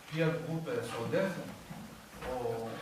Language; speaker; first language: Danish; non-native, learner; Kurdish